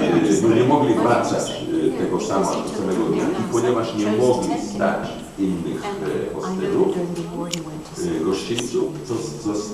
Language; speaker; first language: Polish; non-native, fluent; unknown